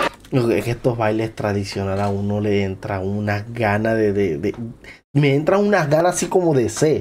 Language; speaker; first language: Spanish; native; Spanish